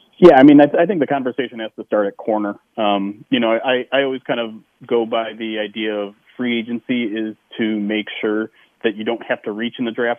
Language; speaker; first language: English; native; English